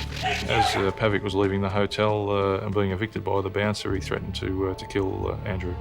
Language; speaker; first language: English; native; English